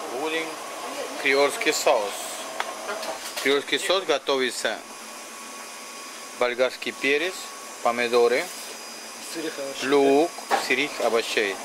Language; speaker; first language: Russian; non-native, learner; Spanish